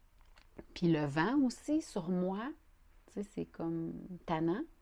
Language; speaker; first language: French; native; French